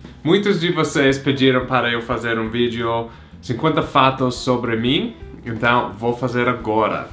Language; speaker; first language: Portuguese; non-native, fluent; English